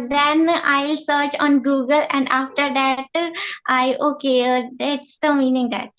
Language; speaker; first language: English; non-native, learner; Hindi